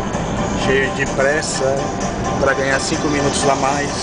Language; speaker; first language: Portuguese; native; Portuguese